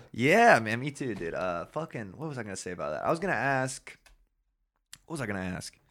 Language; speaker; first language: English; native; English